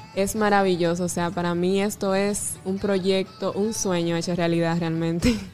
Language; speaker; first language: Spanish; native; Spanish